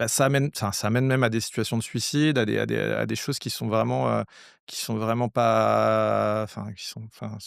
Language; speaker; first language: French; native; French